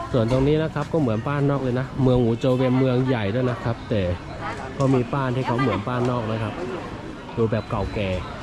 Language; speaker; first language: Thai; non-native, fluent; Chinese